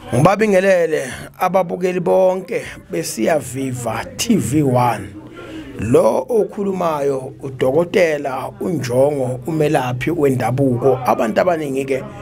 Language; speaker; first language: Zulu; native; Zulu